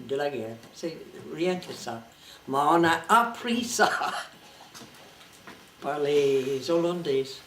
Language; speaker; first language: French; non-native, fluent; English